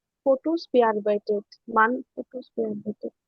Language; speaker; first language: German; non-native, learner; Bangla